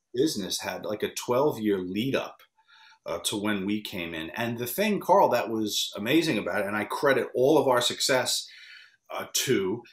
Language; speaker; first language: English; native; English